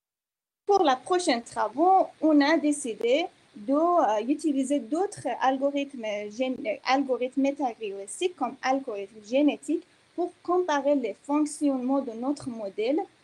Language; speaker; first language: French; non-native, fluent; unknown